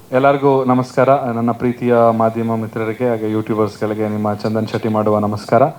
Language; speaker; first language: Kannada; native; Kannada